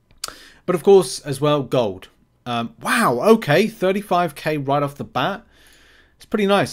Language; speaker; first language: English; native; English